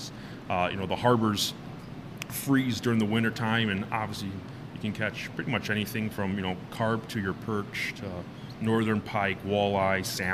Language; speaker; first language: English; native; English